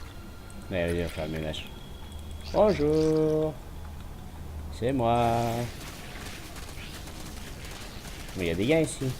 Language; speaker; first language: French; native; French